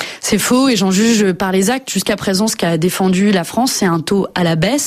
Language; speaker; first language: French; native; French